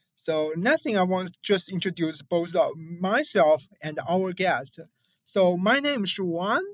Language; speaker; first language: English; non-native, fluent; Chinese